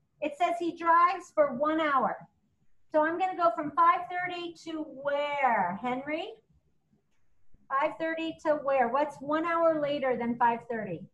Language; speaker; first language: English; native; English